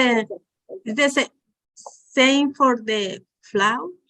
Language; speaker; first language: English; non-native, learner; Spanish